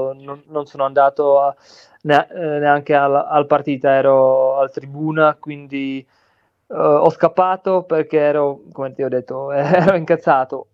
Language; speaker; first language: Italian; non-native, learner; Czech